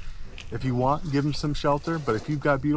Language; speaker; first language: English; native; English